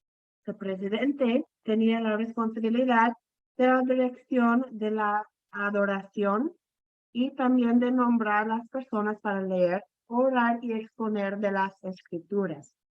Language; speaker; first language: Spanish; non-native, fluent; English